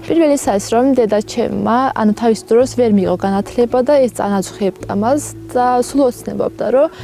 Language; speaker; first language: Georgian; non-native, local second language; Azerbaijani